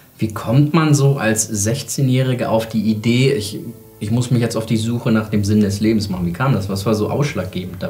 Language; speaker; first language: German; native; German